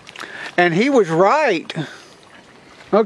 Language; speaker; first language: English; native; English